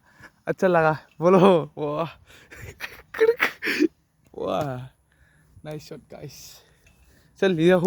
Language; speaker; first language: Hindi; non-native, local second language; Bodo